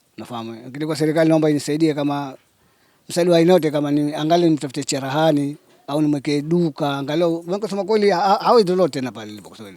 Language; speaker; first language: Swahili; native; Swahili